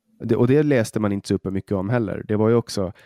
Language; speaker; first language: Swedish; native; Swedish